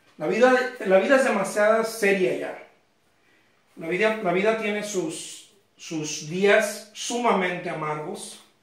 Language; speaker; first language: Spanish; native; Spanish